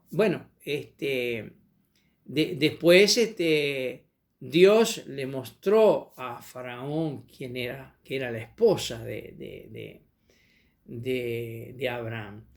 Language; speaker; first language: Spanish; native; Spanish